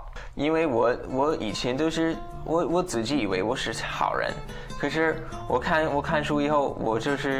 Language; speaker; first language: Chinese; non-native, fluent; English